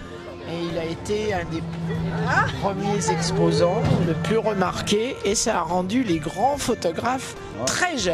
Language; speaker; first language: French; native; French